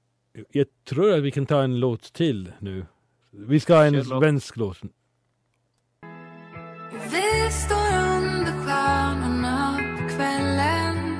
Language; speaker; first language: Swedish; non-native, learner; Italian